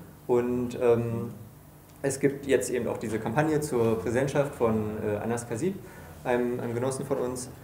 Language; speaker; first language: German; native; German